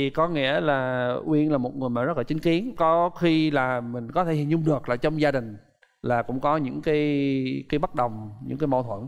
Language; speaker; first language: Vietnamese; non-native, fluent; English